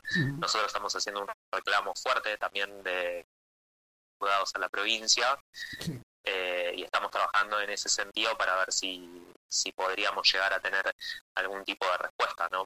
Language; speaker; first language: Spanish; native; Spanish